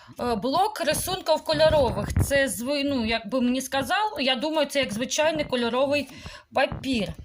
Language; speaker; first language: Ukrainian; non-native, local second language; Russian